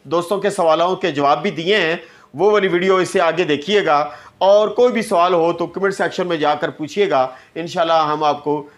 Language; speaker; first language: Urdu; non-native, local second language; Punjabi